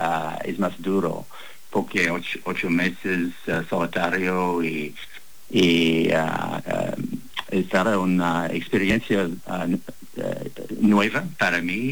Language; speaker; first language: Spanish; non-native, learner; English